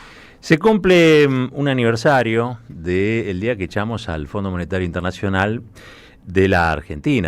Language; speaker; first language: Spanish; native; Spanish